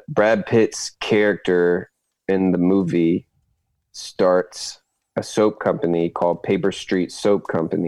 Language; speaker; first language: English; native; English